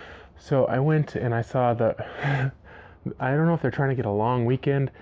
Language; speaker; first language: English; native; English